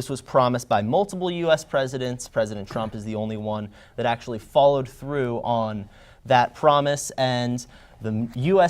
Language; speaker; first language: English; native; English